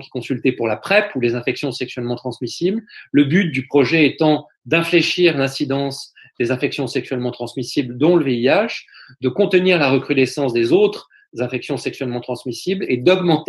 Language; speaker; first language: French; native; French